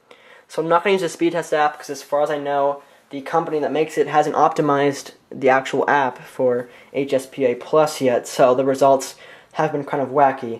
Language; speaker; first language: English; native; English